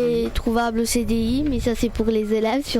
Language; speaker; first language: French; native; French